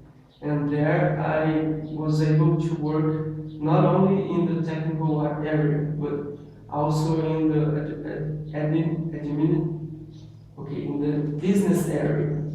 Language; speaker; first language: English; non-native, learner; Portuguese